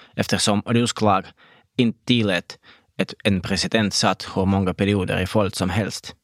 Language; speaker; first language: Swedish; non-native, fluent; Russian